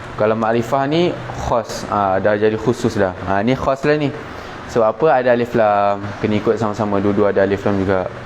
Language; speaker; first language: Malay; native; Malay